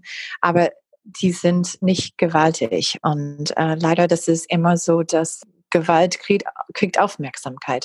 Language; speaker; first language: German; non-native, fluent; English